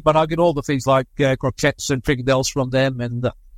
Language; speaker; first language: English; early bilingual, other home language; Dutch